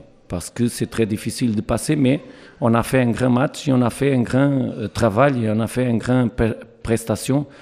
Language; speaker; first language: French; non-native, learner; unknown